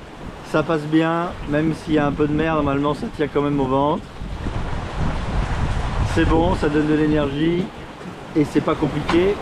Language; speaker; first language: French; native; French